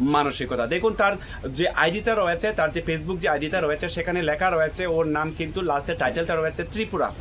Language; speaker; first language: Bangla; non-native, local second language; Chakma